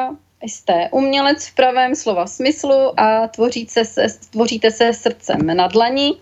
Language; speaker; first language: Czech; native; Czech